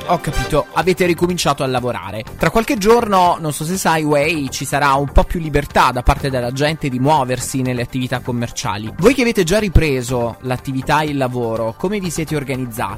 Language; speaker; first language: Italian; native; Italian